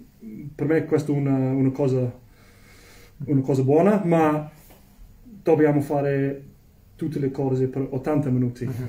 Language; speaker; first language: Italian; non-native, fluent; Spanish